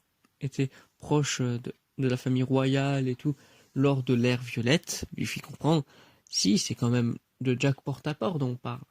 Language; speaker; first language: French; native; French